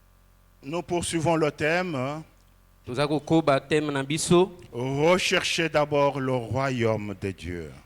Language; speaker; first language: French; non-native, local second language; Lingala